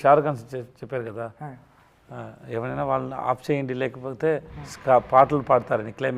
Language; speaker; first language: Telugu; non-native, learner; Tamil